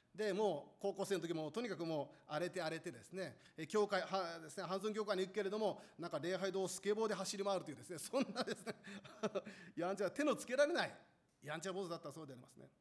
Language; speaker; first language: Japanese; non-native, fluent; Korean